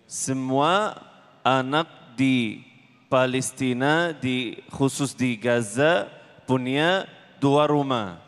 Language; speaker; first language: Indonesian; non-native, learner; Arabic